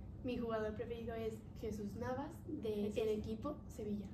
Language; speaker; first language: Spanish; native; Spanish